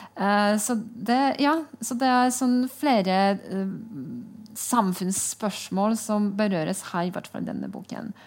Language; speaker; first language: Norwegian; non-native, fluent; Polish